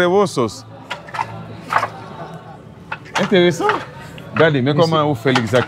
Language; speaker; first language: Spanish; non-native, learner; Haitian Creole